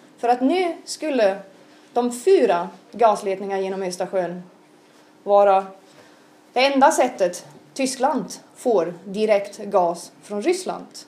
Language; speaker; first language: Swedish; non-native, fluent; German